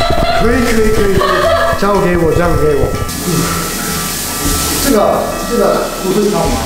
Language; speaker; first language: Chinese; non-native, fluent; Japanese